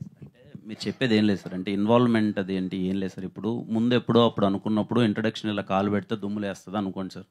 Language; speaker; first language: Telugu; native; Telugu